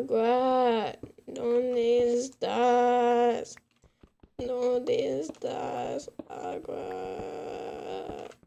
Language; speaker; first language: Spanish; non-native, learner; English